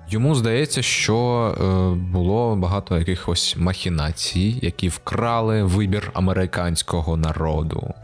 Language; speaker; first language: Ukrainian; native; Ukrainian